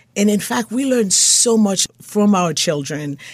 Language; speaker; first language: English; non-native, fluent; Haitian Creole